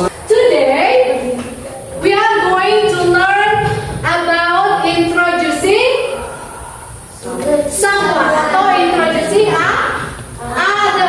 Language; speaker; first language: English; non-native, fluent; Indonesian